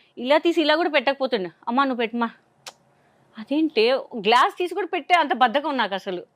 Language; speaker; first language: Telugu; non-native, local second language; Hindi